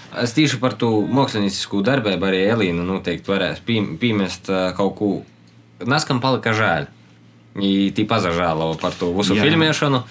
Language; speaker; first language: Latvian; native; Latvian